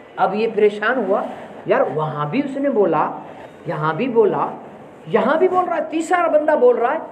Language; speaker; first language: Urdu; non-native, local second language; Sindhi